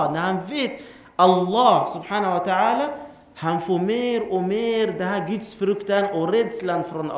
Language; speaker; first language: Swedish; non-native, fluent; Arabic